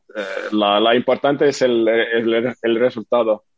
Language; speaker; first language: Spanish; non-native, fluent; Estonian